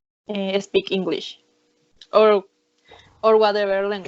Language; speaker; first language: English; non-native, learner; Spanish